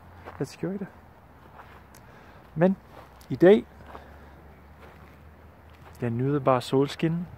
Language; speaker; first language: Danish; non-native, learner; English